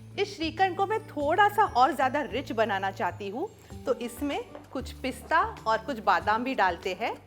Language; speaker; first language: Hindi; non-native, local second language; Marathi